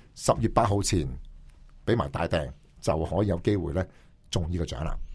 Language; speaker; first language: Cantonese; native; Cantonese